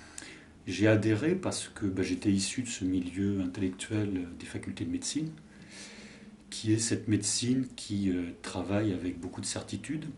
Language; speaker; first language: French; native; French